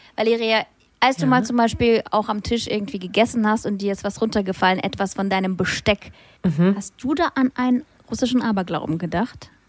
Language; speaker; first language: German; early bilingual, other home language; Russian